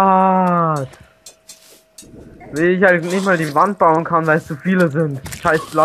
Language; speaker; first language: German; native; German